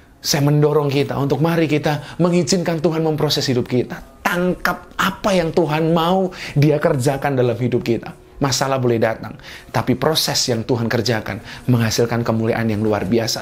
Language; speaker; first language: Indonesian; native; Indonesian